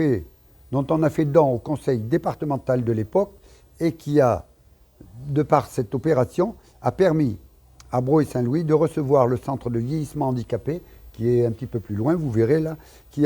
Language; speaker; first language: French; native; French